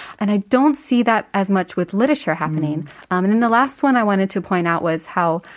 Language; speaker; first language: English; native; English